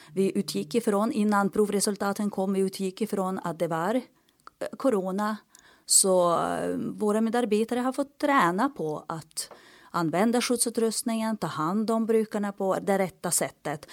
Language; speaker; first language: Swedish; non-native, fluent; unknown